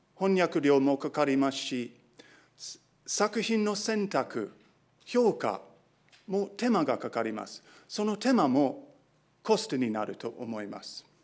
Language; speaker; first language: Japanese; non-native, fluent; English